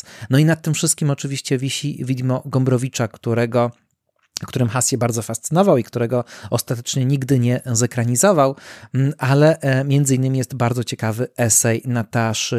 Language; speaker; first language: Polish; native; Polish